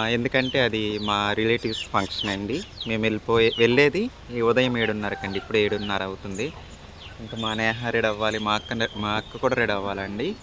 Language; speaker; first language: Telugu; native; Telugu